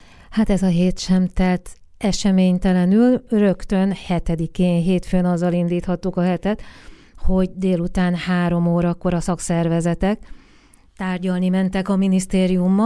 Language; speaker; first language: Hungarian; native; Hungarian